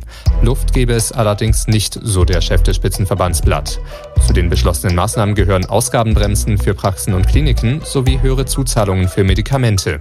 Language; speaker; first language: German; native; German